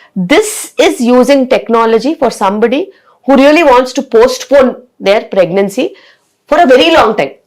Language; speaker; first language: English; non-native, local second language; Telugu